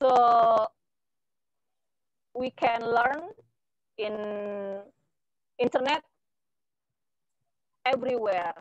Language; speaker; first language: English; non-native, learner; Indonesian